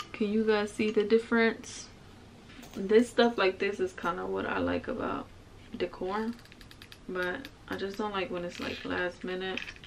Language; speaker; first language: English; native; English